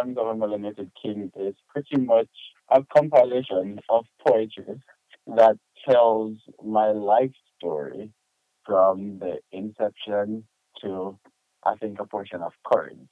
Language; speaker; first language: English; non-native, local second language; Jamaican Creole English